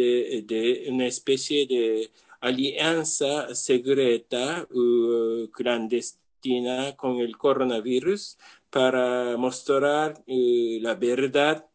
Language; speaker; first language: Spanish; non-native, learner; Japanese